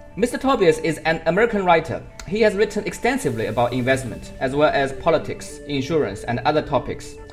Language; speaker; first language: English; non-native, fluent; Chinese